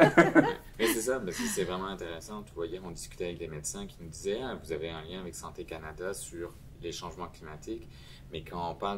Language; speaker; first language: French; native; French